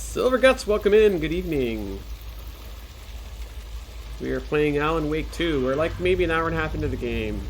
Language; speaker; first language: English; native; English